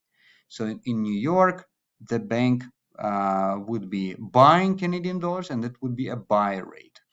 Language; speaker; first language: English; non-native, fluent; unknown